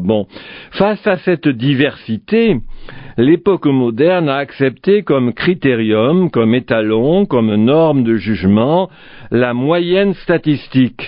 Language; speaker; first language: French; native; French